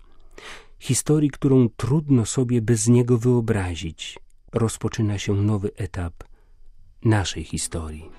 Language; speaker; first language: Polish; native; Polish